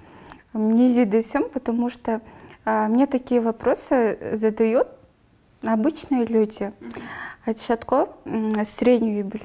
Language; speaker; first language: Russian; non-native, local second language; Kyrgyz